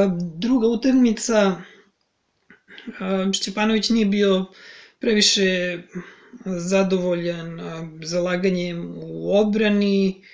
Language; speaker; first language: Serbian; native; Serbian